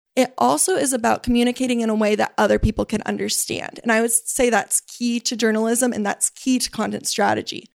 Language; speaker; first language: English; native; English